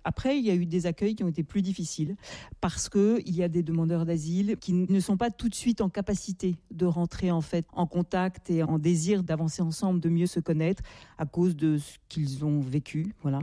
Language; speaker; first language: French; native; French